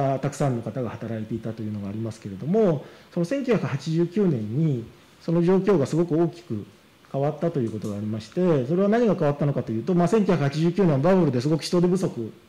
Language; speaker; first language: Japanese; native; Japanese